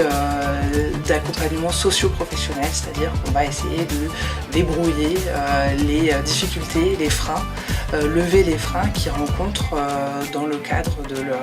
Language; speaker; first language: French; native; French